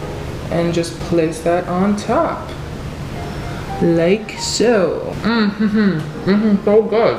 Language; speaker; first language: English; native; English